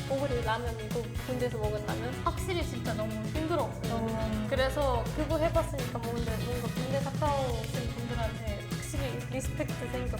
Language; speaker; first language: Korean; non-native, fluent; German